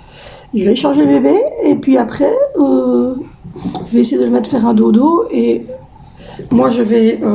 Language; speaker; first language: French; native; French